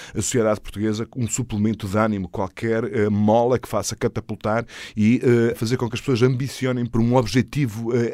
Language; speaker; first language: Portuguese; native; Portuguese